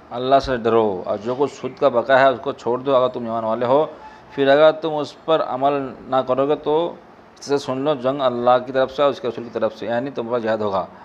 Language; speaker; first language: Hindi; non-native, local second language; Bangla